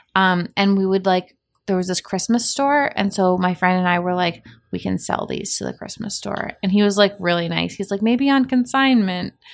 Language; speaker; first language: English; native; English